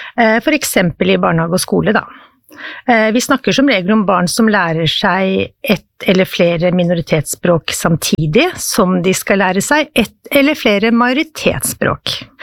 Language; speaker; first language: Norwegian; native; Norwegian